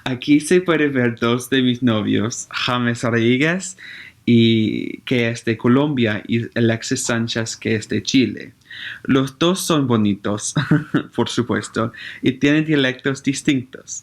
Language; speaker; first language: Spanish; non-native, learner; English